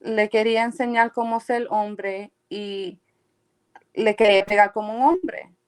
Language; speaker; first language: Spanish; early bilingual, heritage; Spanish